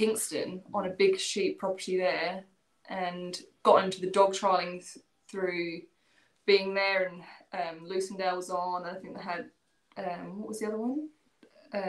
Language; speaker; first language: English; native; English